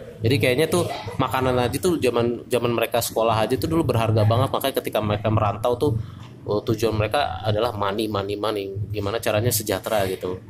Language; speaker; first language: Indonesian; native; Indonesian